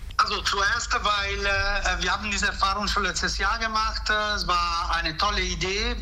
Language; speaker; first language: German; non-native, fluent; Italian